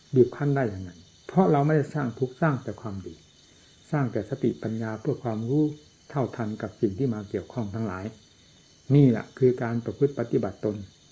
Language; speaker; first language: Thai; non-native, local second language; Northeastern Thai